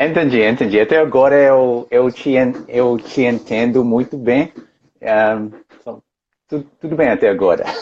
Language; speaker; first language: Portuguese; non-native, fluent; English